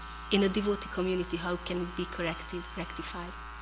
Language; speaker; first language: English; non-native, fluent; Hungarian